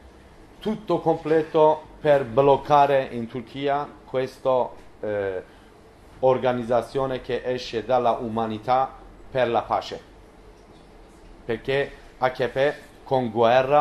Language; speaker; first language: Italian; non-native, learner; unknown